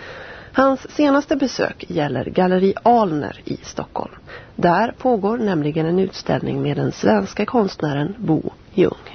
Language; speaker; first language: Swedish; native; Swedish